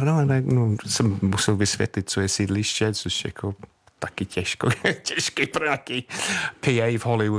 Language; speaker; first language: Czech; non-native, fluent; English